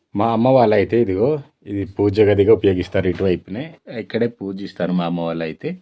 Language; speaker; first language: Telugu; non-native, local second language; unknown